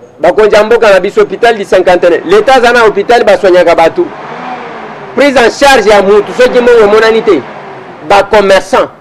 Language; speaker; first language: Lingala; native; Lingala